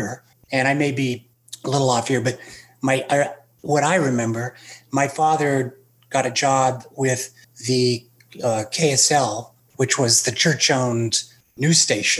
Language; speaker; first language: English; native; English